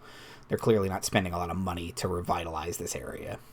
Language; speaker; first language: English; native; English